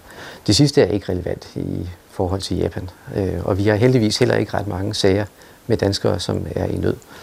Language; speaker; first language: Danish; native; Danish